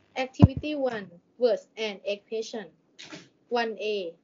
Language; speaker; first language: English; non-native, learner; Thai